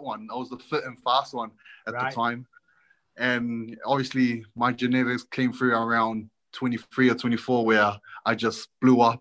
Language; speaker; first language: English; native; English